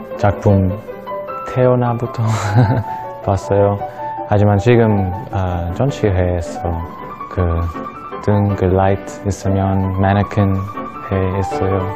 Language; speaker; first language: Korean; non-native, learner; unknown